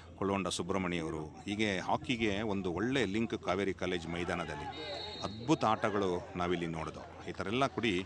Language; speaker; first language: Kannada; non-native, local second language; Kodava